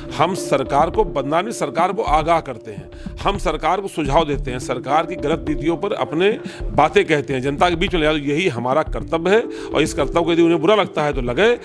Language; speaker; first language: Hindi; native; Hindi